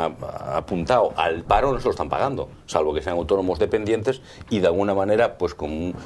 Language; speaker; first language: Spanish; native; Spanish